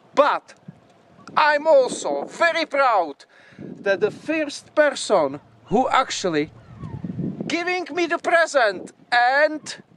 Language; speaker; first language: English; non-native, fluent; Czech